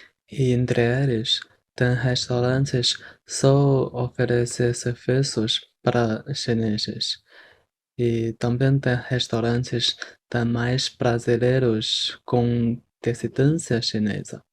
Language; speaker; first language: Portuguese; non-native, fluent; Chinese